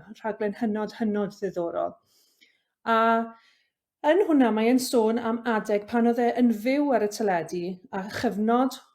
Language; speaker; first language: Welsh; native; Welsh